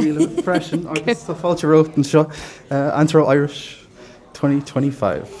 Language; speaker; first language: Irish; non-native, local second language; English